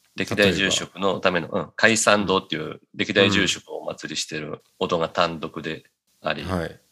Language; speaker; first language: Japanese; native; Japanese